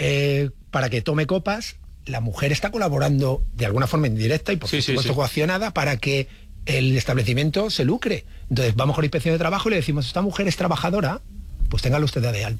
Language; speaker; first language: Spanish; native; Spanish